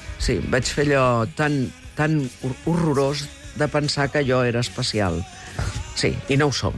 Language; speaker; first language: Catalan; early bilingual, heritage; Catalan